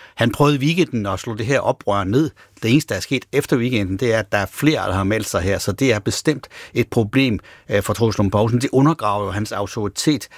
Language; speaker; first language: Danish; native; Danish